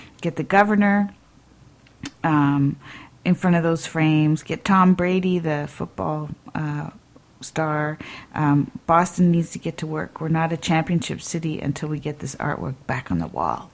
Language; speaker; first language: English; native; English